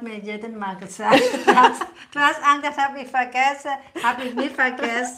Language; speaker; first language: German; non-native, learner; Thai